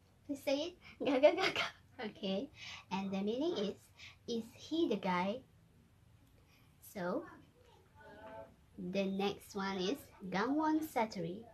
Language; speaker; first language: English; non-native, local second language; Malay